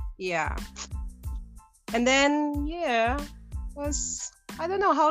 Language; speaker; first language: English; non-native, local second language; Cebuano